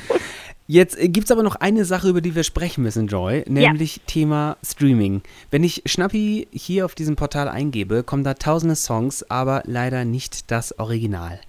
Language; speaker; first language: German; native; German